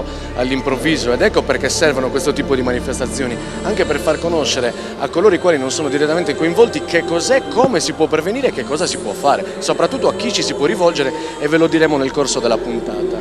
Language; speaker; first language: Italian; native; Italian